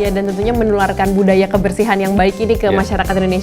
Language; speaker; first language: Indonesian; native; Indonesian